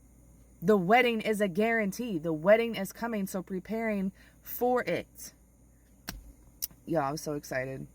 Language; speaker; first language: English; native; English